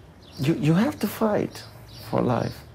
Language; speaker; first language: English; non-native, learner; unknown